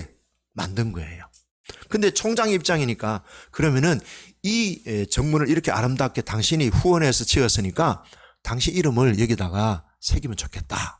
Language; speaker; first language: Korean; native; Korean